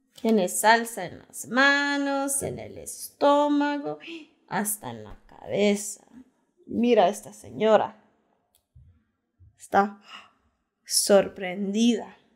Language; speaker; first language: Spanish; early bilingual, heritage; Spanish